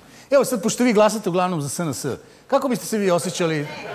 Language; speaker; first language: Serbian; native; Serbian